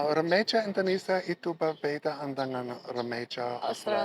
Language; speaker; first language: Indonesian; non-native, learner; English